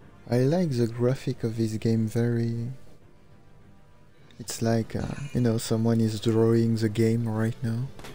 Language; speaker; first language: English; non-native, fluent; French